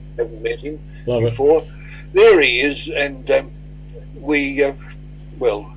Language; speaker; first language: English; native; English